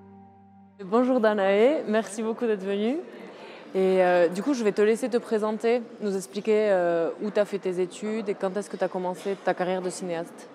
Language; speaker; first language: French; native; French